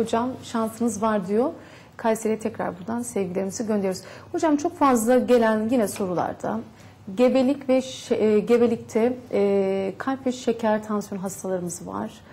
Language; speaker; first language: Turkish; native; Turkish